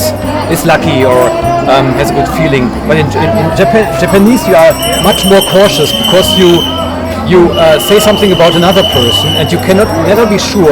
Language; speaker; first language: English; non-native, fluent; German